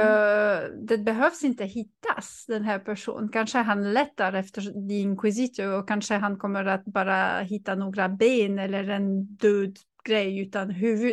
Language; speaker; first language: Swedish; non-native, fluent; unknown